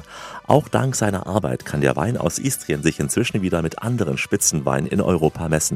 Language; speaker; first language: German; native; German